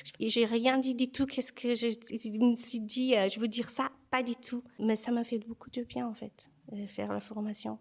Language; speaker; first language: French; non-native, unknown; Portuguese